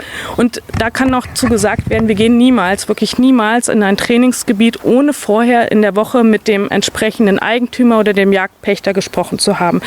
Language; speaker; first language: German; native; German